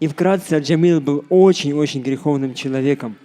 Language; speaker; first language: Russian; native; Russian